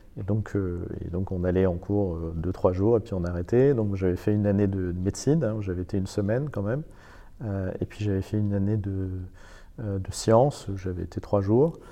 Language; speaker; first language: French; non-native, fluent; Persian